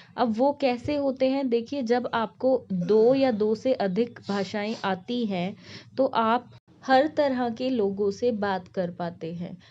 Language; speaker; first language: Hindi; native; Hindi